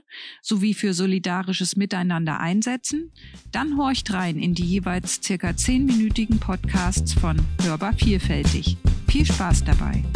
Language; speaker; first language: German; native; German